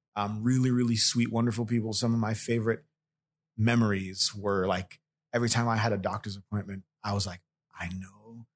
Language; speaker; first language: English; early bilingual, other home language; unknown